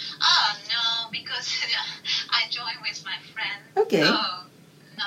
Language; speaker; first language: English; non-native, learner; Japanese